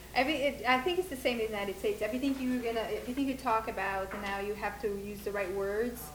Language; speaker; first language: English; non-native, fluent; Portuguese